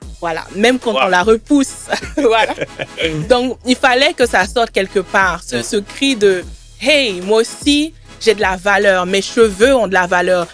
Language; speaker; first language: French; early bilingual, other home language; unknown